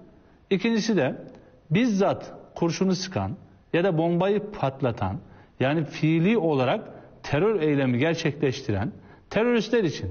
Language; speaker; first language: Turkish; native; Turkish